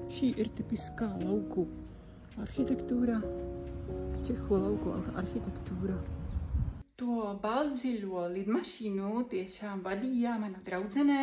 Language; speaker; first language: Latvian; non-native, fluent; Czech